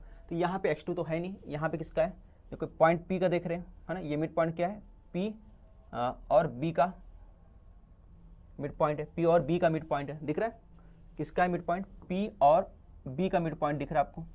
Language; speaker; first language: Hindi; native; Hindi